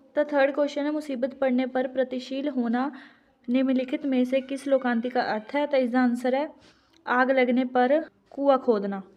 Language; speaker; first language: Hindi; non-native, local second language; Punjabi